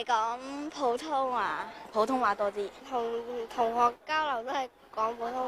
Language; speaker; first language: Cantonese; non-native, local second language; Chinese